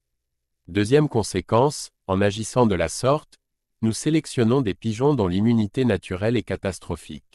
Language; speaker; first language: French; native; French